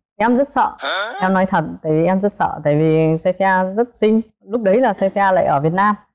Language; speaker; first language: Vietnamese; early bilingual, heritage; Vietnamese